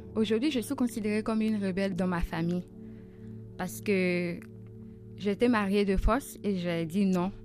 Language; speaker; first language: French; non-native, local second language; Soninke